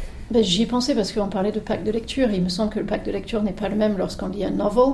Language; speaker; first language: French; native; French